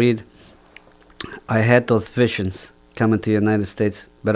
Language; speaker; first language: English; non-native, fluent; Spanish